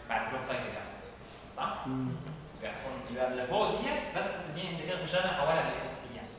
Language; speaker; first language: Arabic; native; Arabic